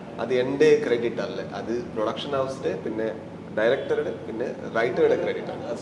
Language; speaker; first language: Malayalam; non-native, learner; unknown